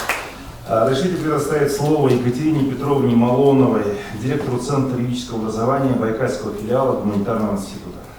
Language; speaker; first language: Russian; native; Russian